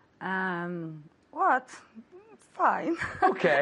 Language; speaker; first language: English; non-native, fluent; Spanish